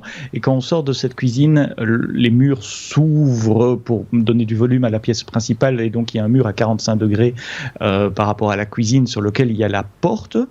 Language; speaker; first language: French; native; French